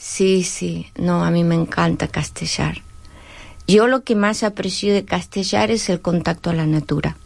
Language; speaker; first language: Catalan; non-native, learner; Spanish